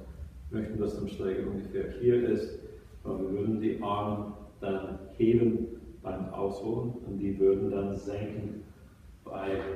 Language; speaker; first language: German; non-native, fluent; English